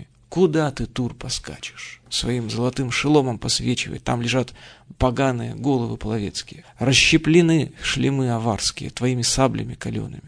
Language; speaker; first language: Russian; native; Russian